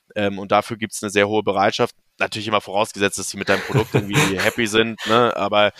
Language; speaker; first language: German; native; German